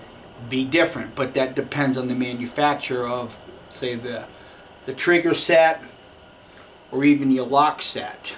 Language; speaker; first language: English; native; English